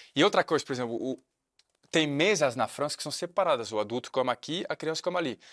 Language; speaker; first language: Portuguese; non-native, fluent; French